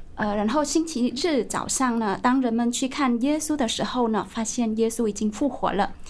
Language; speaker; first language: Chinese; non-native, fluent; Vietnamese